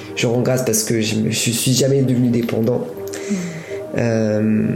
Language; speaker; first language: French; native; French